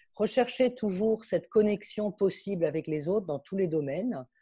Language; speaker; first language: French; early bilingual, heritage; Spanish